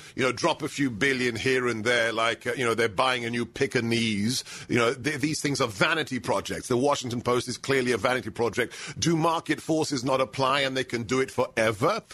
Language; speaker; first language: English; native; English